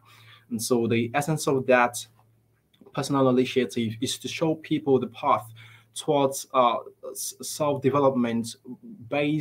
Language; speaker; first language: English; non-native, local second language; Igbo